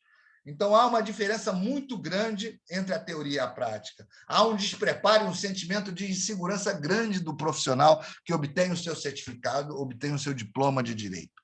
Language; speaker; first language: Portuguese; native; Portuguese